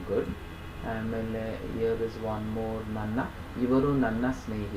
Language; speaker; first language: Kannada; non-native, fluent; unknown